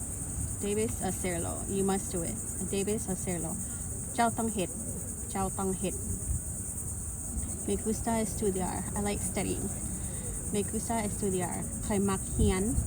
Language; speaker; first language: Spanish; non-native, learner; Lao